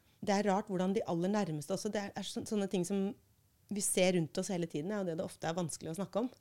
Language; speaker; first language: Norwegian; native; Norwegian